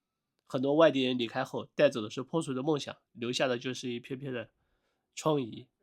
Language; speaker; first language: Chinese; native; Chinese